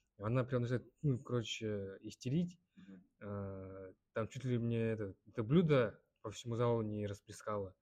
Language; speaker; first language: Russian; early bilingual, other home language; Kyrgyz